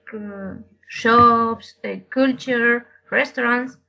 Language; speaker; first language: English; non-native, learner; Spanish